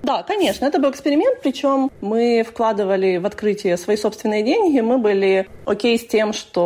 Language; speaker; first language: Russian; native; Russian